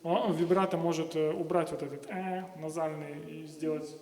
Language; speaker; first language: Russian; native; Russian